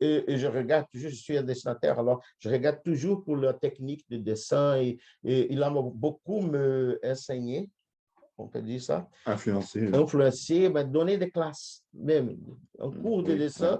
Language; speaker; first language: French; non-native, fluent; Portuguese